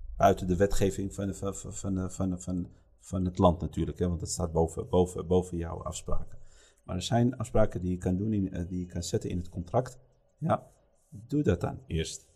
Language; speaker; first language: Dutch; early bilingual, other home language; Riffian